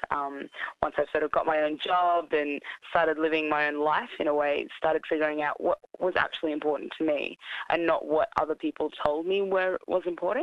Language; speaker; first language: English; native; English